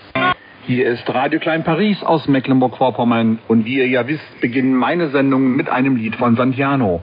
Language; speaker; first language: German; native; German